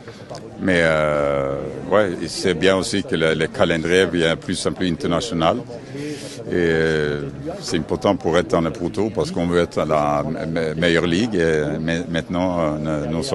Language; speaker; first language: French; non-native, fluent; Norwegian